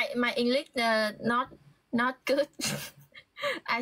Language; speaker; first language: English; non-native, learner; Vietnamese